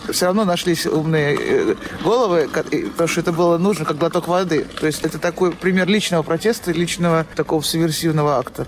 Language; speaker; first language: Russian; native; Russian